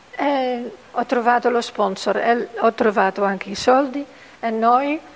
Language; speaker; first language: Italian; non-native, fluent; Dutch